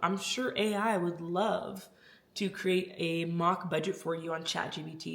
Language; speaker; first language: English; native; English